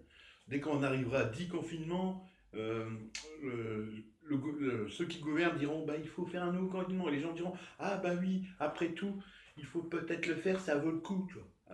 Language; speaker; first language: French; native; French